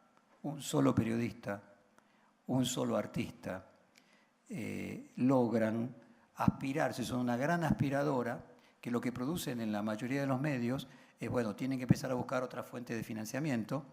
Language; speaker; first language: Spanish; native; Spanish